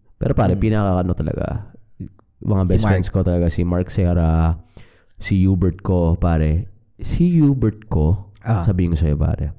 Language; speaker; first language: Filipino; native; Filipino